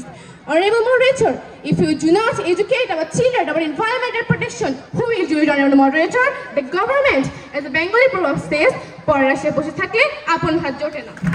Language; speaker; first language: English; non-native, learner; Bangla